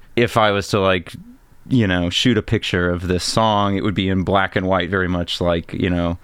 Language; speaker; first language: English; native; English